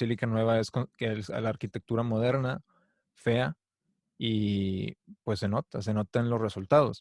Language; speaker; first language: Spanish; native; Spanish